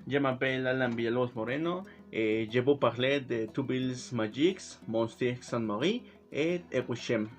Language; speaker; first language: French; non-native, learner; Spanish